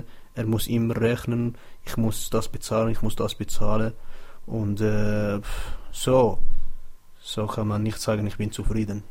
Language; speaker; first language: German; non-native, learner; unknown